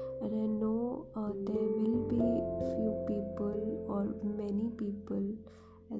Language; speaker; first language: English; non-native, local second language; Hindi